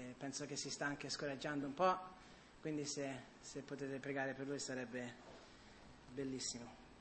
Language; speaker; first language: Italian; early bilingual, other home language; English